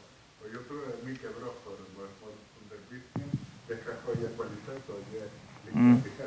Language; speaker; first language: Swedish; non-native, fluent; Spanish